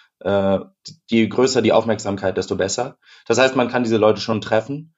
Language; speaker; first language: German; native; German